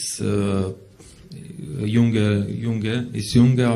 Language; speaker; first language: German; non-native, learner; Romanian